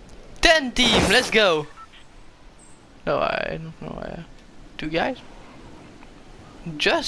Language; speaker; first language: English; non-native, learner; French